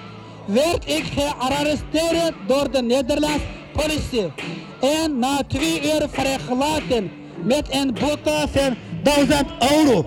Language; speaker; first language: Dutch; non-native, learner; Uyghur